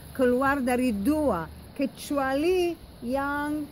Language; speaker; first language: Indonesian; non-native, fluent; Hebrew